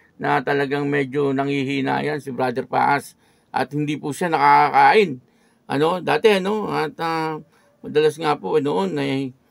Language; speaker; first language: Filipino; native; Filipino